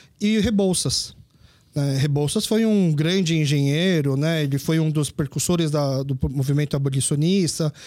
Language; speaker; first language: Portuguese; early bilingual, other home language; Korean